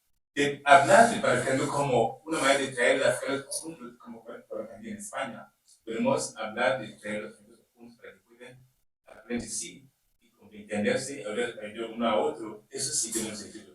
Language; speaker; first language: Spanish; non-native, learner; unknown